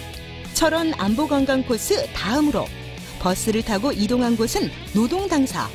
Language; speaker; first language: Korean; native; Korean